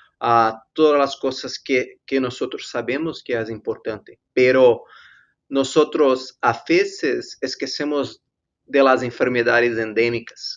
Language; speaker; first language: Spanish; non-native, fluent; Portuguese